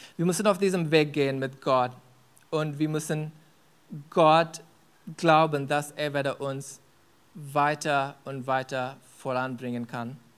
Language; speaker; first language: German; non-native, fluent; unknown